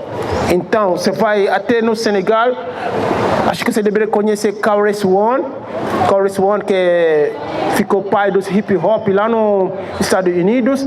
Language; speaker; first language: Portuguese; non-native, fluent; Wolof